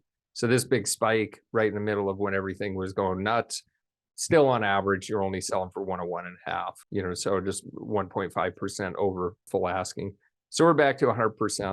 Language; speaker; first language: English; native; English